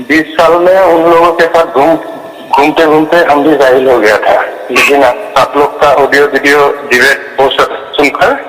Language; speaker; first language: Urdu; non-native, local second language; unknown